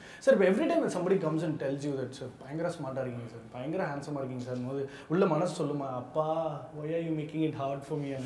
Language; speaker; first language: Tamil; native; Tamil